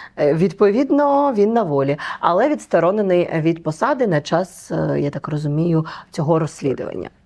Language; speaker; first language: Ukrainian; native; Ukrainian